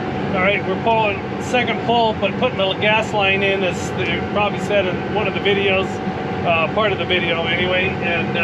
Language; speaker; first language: English; native; English